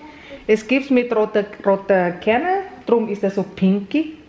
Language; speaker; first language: German; non-native, learner; Indonesian